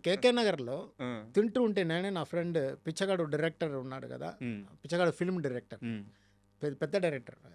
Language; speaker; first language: Telugu; non-native, fluent; Tamil